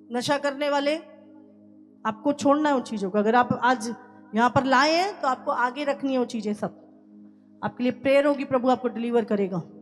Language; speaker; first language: Hindi; native; Hindi